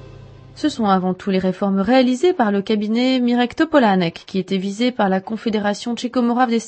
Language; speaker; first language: French; native; French